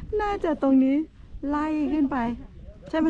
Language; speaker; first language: Thai; native; Thai